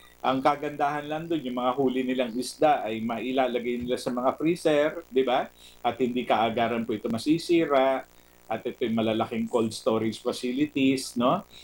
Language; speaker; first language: Filipino; native; Filipino